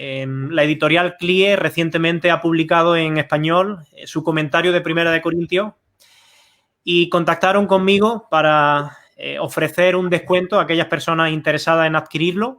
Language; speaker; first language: Spanish; native; Spanish